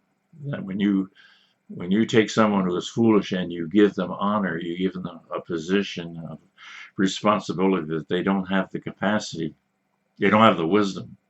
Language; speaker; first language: English; native; English